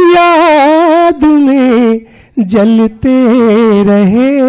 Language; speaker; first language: Hindi; native; Hindi